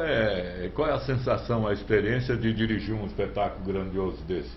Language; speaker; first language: Portuguese; native; Portuguese